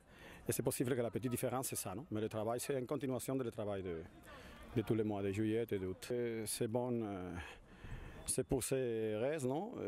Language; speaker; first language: French; non-native, learner; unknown